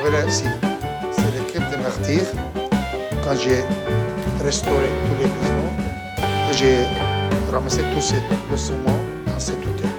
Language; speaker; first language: French; non-native, fluent; Assyrian Neo-Aramaic